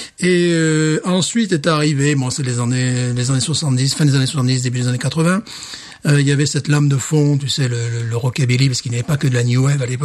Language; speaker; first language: French; native; French